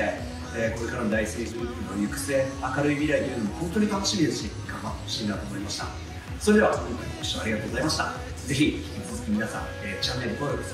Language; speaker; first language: Japanese; native; Japanese